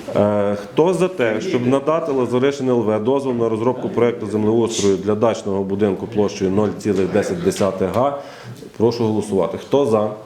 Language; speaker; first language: Ukrainian; native; Ukrainian